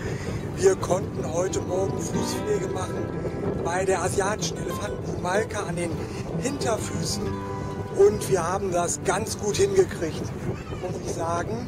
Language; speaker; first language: German; native; German